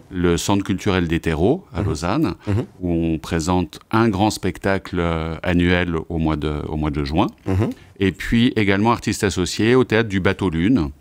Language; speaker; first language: French; native; French